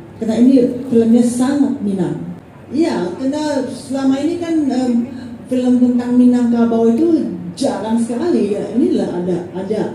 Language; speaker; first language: Indonesian; native; Indonesian